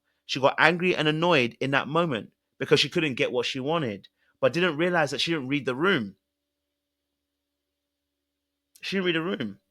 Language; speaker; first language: English; native; English